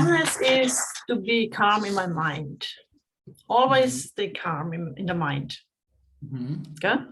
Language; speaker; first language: English; non-native, fluent; German